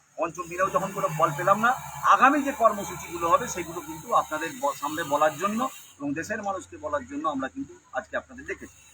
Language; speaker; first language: Bangla; non-native, local second language; Santali